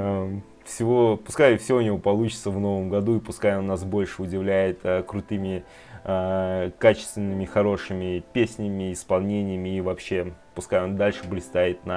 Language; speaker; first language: Russian; native; Russian